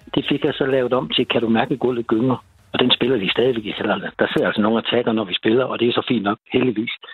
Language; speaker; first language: Danish; native; Danish